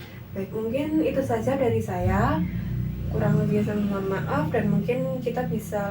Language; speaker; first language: Indonesian; native; Indonesian